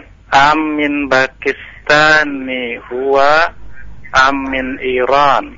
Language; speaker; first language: Arabic; non-native, learner; Indonesian